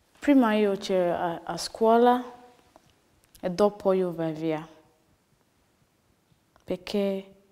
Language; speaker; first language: Italian; non-native, learner; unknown